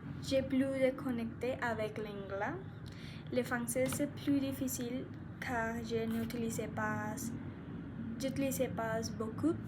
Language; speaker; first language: French; non-native, learner; Spanish